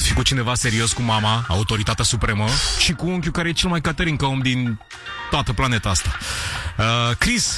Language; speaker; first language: Romanian; native; Romanian